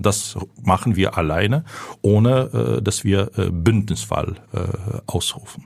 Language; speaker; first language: German; non-native, fluent; Ukrainian